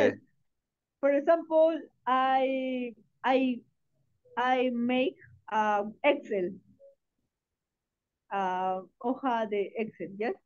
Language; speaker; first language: English; non-native, learner; Spanish